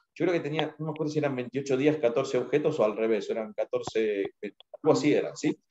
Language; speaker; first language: Spanish; native; Spanish